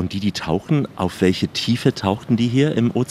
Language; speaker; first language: German; native; German